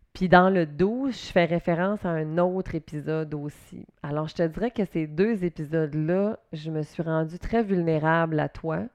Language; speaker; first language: French; native; French